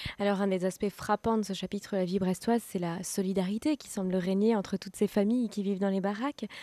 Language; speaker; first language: French; native; French